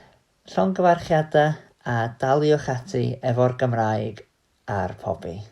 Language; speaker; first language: Welsh; native; Welsh